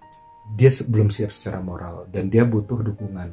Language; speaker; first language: Indonesian; native; Indonesian